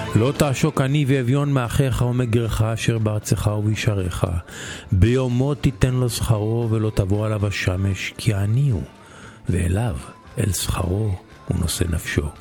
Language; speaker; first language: Hebrew; native; Hebrew